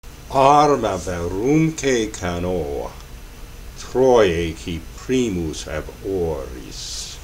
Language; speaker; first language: English; native; English